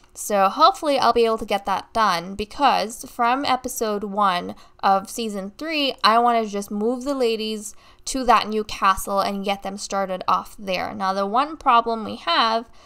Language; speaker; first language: English; native; English